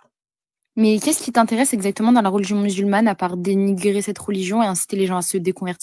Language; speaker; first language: French; native; French